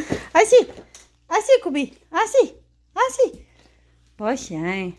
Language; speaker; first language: French; native; French